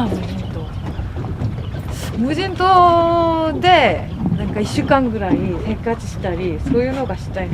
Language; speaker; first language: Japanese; non-native, learner; Korean